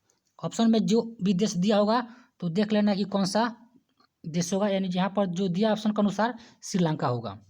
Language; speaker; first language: Hindi; native; Hindi